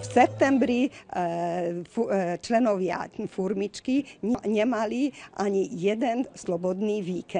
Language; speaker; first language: Slovak; non-native, local second language; Hungarian